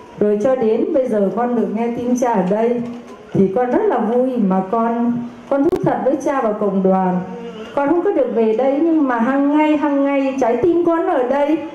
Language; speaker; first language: Vietnamese; native; Vietnamese